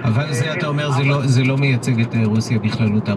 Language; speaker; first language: Hebrew; native; Hebrew